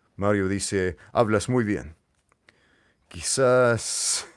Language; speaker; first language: Spanish; non-native, fluent; English